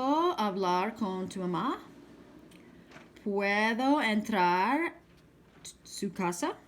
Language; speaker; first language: Spanish; non-native, fluent; English